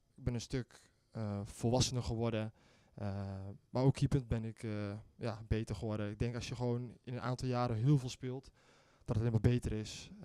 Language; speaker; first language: Dutch; native; Dutch